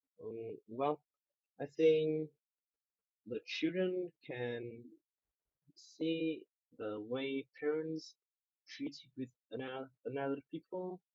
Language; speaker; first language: English; non-native, learner; Vietnamese